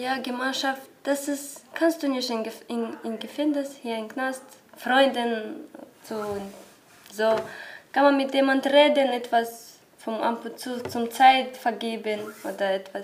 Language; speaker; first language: German; non-native, learner; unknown